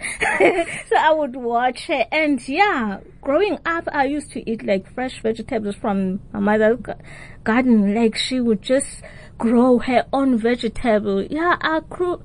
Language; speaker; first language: English; non-native, local second language; Xhosa